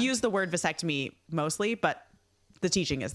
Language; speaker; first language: English; native; English